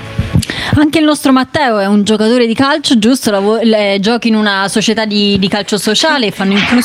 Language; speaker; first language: Italian; native; Italian